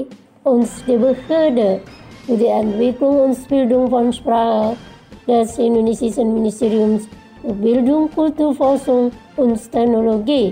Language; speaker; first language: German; non-native, learner; Indonesian